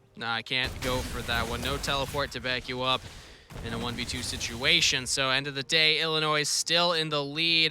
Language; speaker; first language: English; native; English